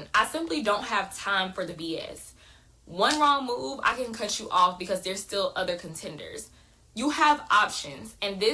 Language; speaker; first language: English; native; English